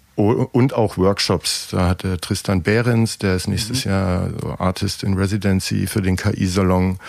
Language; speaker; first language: German; native; German